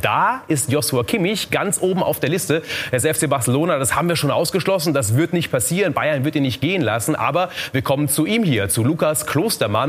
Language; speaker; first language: German; native; German